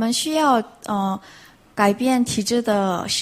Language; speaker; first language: Chinese; non-native, fluent; Korean